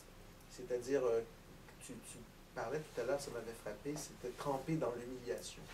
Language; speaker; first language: French; native; French